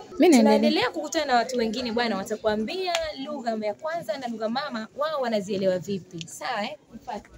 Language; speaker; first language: Swahili; native; Swahili